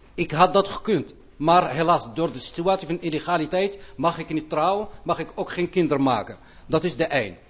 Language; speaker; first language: Dutch; non-native, fluent; Arabic